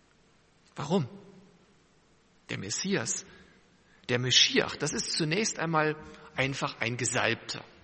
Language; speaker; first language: German; native; German